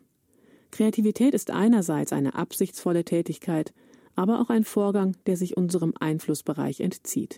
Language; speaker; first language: German; native; German